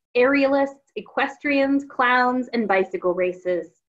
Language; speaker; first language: English; native; English